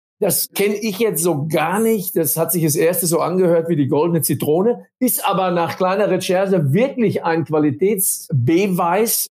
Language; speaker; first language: German; native; German